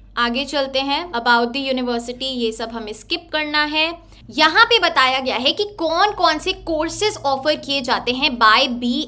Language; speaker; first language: Hindi; native; Hindi